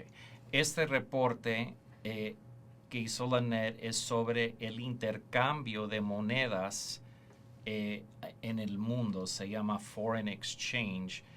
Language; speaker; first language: Spanish; early bilingual, heritage; Spanish